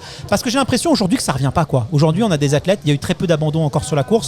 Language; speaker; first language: French; native; French